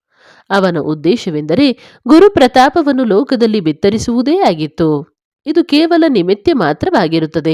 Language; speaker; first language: Kannada; native; Kannada